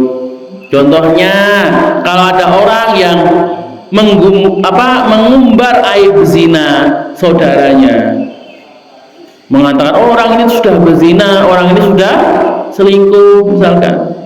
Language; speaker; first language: Indonesian; non-native, local second language; Javanese